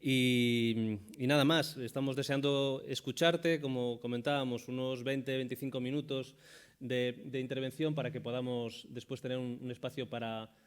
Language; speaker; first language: Spanish; native; Spanish